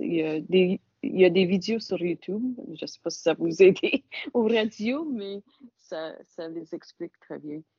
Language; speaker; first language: French; non-native, local second language; English